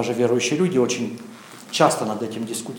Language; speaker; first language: Czech; non-native, learner; Russian